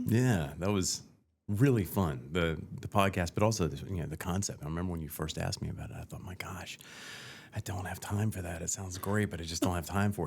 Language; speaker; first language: English; native; English